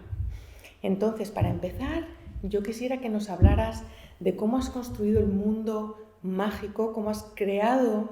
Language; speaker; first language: Spanish; native; Spanish